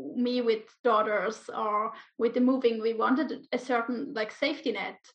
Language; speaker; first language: English; non-native, fluent; German